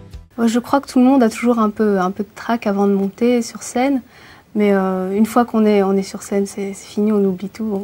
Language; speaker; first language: French; early bilingual, other home language; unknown